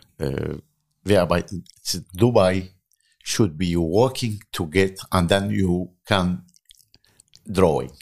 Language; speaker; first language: English; non-native, learner; Arabic